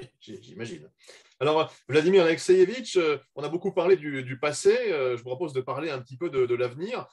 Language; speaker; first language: French; native; French